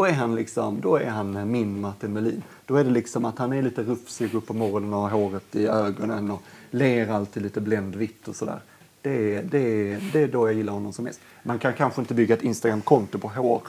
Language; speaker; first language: Swedish; native; Swedish